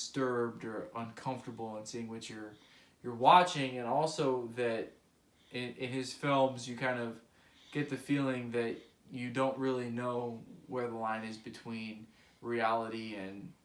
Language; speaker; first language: English; native; English